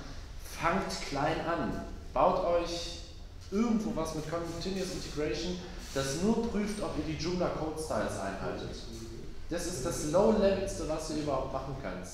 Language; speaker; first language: German; native; German